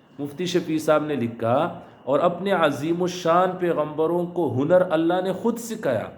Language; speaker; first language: Urdu; non-native, local second language; Pashto